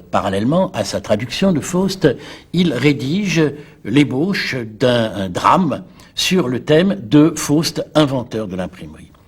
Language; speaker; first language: French; native; French